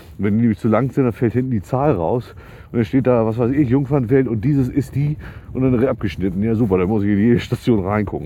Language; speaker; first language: German; native; German